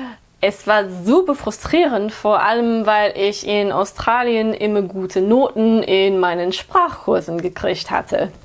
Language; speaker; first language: German; non-native, fluent; English